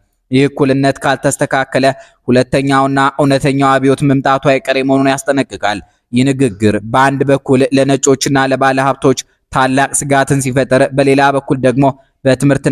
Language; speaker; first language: Amharic; native; Amharic